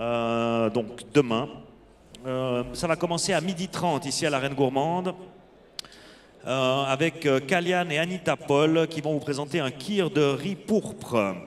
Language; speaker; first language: French; native; French